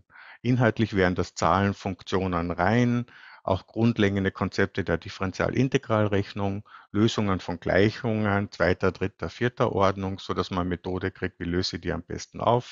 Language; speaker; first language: German; native; German